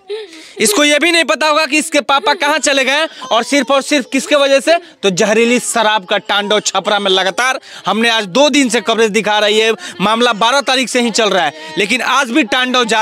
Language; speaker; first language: Hindi; native; Hindi